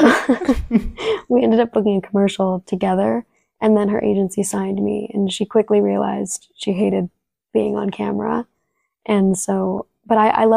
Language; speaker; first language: English; early bilingual, other home language; Spanish